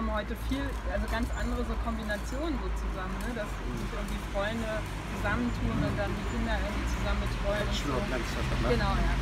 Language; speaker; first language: German; early bilingual, other home language; Hungarian